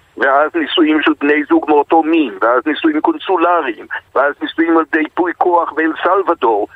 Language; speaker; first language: Hebrew; native; Hebrew